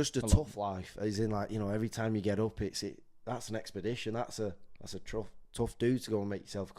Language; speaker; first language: English; native; English